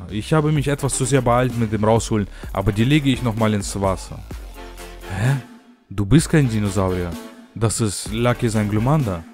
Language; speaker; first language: German; native; German